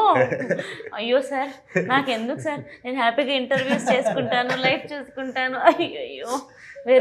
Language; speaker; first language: Telugu; native; Telugu